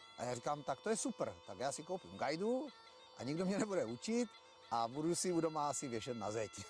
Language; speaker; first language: Czech; early bilingual, other home language; Greek